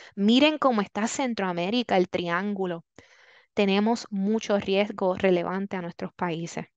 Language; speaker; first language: Spanish; native; Spanish